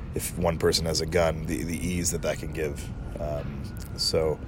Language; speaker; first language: English; native; English